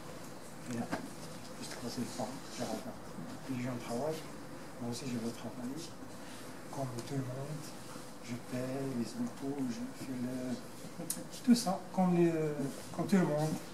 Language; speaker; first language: French; non-native, learner; Arabic